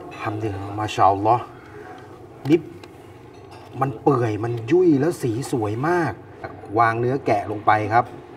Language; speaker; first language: Thai; native; Thai